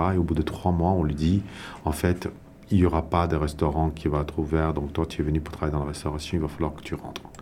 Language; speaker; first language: French; non-native, local second language; Tamil